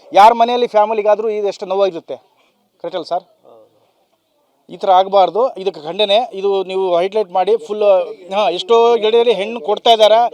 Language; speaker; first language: Kannada; non-native, local second language; Lambadi